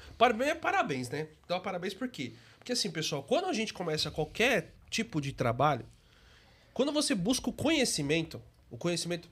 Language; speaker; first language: Portuguese; native; Portuguese